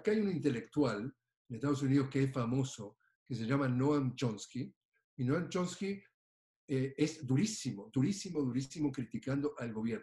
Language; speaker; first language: Spanish; native; Spanish